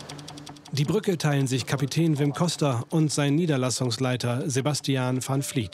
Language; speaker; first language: German; native; German